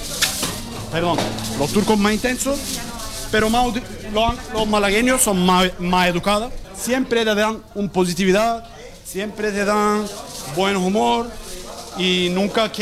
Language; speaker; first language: Spanish; non-native, learner; Turkish